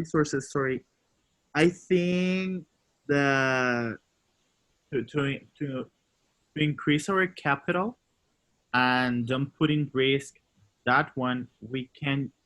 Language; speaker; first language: English; non-native, learner; Spanish